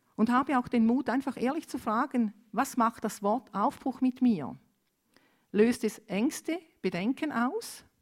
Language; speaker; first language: German; non-native, fluent; Romanian